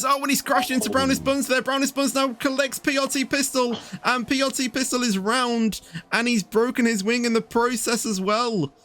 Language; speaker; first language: English; native; English